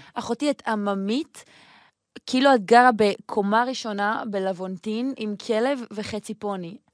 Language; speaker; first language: Hebrew; native; Hebrew